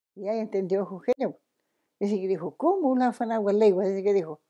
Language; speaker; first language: Spanish; non-native, local second language; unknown